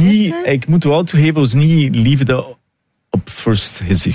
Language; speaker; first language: Dutch; non-native, learner; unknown